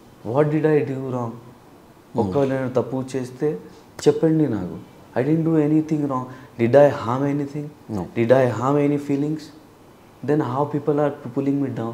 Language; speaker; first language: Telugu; non-native, learner; Hindi